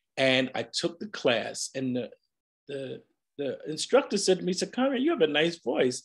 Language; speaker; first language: English; native; English